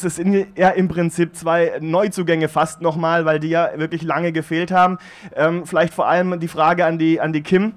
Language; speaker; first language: German; native; German